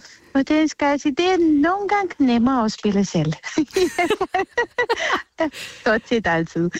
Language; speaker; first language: Danish; non-native, fluent; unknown